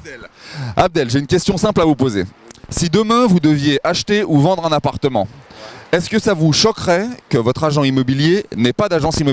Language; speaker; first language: French; native; French